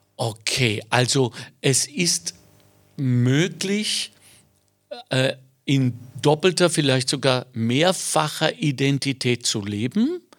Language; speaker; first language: German; native; German